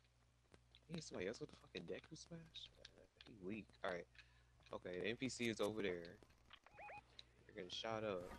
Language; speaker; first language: English; native; English